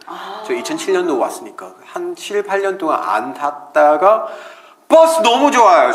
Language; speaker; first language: Korean; non-native, fluent; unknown